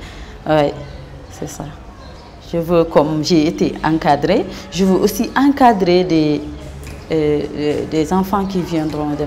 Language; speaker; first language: French; non-native, local second language; Wolof